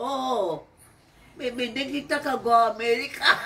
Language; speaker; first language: Dutch; non-native, local second language; Sranan Tongo